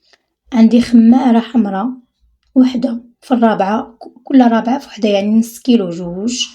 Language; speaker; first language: Arabic; native; Arabic